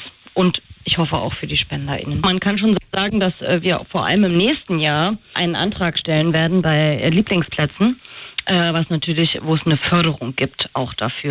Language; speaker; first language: German; native; German